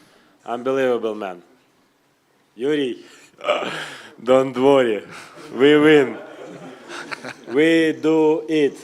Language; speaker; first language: English; non-native, learner; Ukrainian